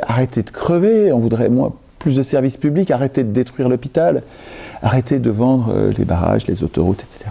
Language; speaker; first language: French; native; French